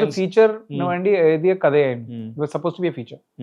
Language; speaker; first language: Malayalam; early bilingual, heritage; Malayalam